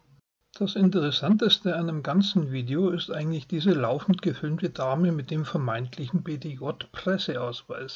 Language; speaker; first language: German; native; German